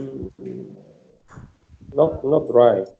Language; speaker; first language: English; non-native, learner; Vietnamese